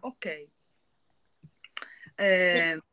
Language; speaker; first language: English; non-native, learner; Italian